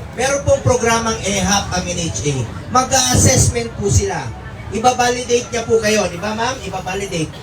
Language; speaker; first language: Filipino; non-native, local second language; Cebuano